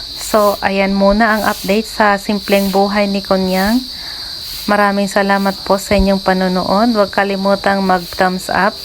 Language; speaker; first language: Filipino; native; Filipino